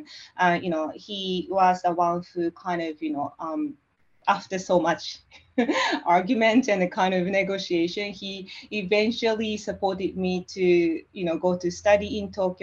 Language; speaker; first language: English; non-native, fluent; Japanese